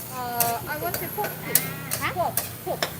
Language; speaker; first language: English; non-native, learner; Korean